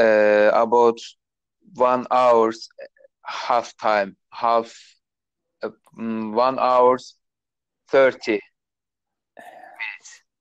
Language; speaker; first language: English; non-native, learner; Turkish